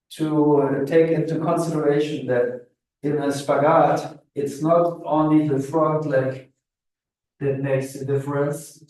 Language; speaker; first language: English; non-native, fluent; German